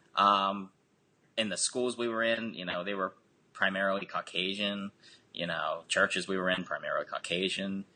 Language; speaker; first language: English; native; English